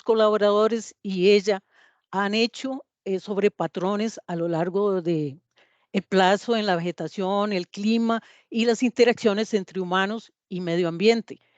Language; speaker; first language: Spanish; native; Spanish